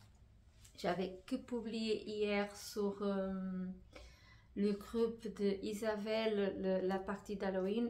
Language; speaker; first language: French; non-native, fluent; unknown